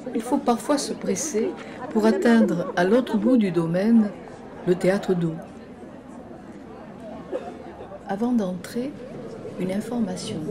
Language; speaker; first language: French; native; French